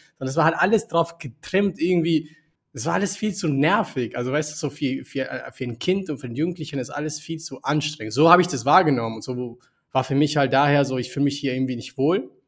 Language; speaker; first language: German; early bilingual, other home language; Spanish